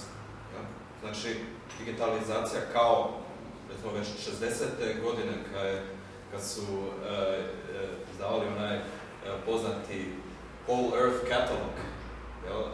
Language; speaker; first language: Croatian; early bilingual, heritage; German